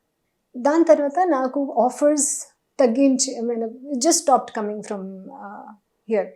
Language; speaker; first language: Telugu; non-native, learner; Hindi